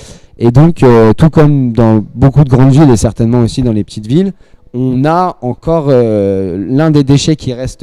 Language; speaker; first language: French; native; French